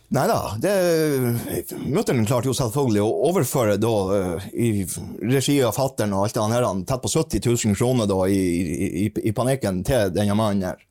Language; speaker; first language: Norwegian; native; Norwegian